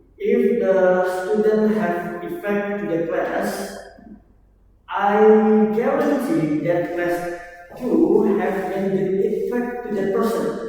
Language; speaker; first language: English; non-native, learner; Indonesian